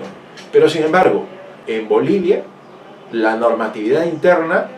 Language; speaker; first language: Spanish; native; Spanish